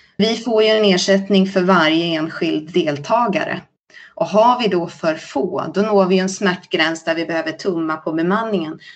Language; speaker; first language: Swedish; native; Swedish